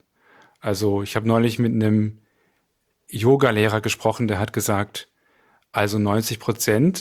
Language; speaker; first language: German; native; German